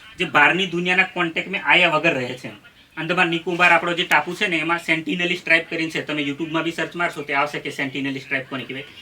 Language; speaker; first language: Gujarati; non-native, local second language; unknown